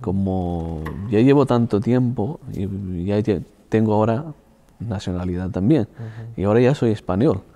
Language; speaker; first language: Spanish; non-native, fluent; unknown